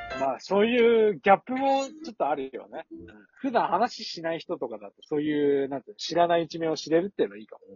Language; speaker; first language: Japanese; native; Japanese